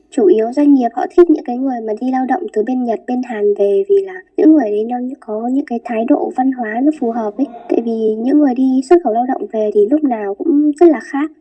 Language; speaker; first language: Vietnamese; native; Vietnamese